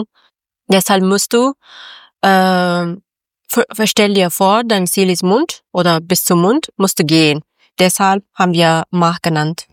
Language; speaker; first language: German; non-native, learner; Persian